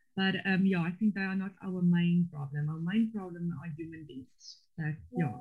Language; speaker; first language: English; non-native, local second language; Afrikaans